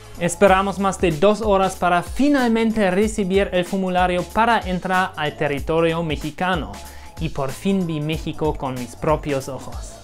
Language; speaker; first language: Spanish; non-native, fluent; German